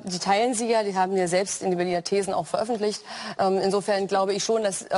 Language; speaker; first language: German; native; German